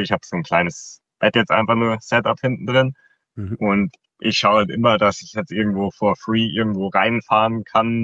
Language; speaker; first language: German; native; German